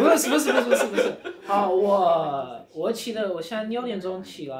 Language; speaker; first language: Chinese; early bilingual, heritage; Chinese